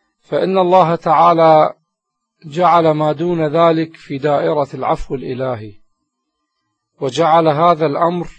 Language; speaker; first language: Arabic; native; Arabic